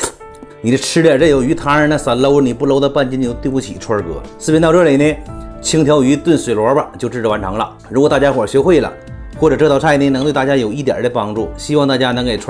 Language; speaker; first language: Chinese; native; Chinese